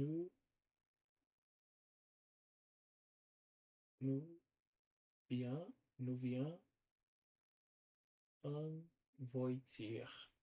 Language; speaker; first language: French; non-native, learner; Portuguese